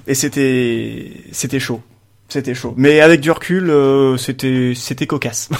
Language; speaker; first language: French; native; French